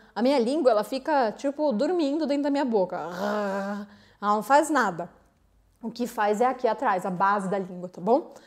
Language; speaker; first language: Portuguese; native; Portuguese